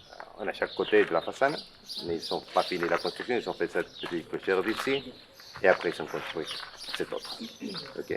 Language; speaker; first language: French; non-native, local second language; Catalan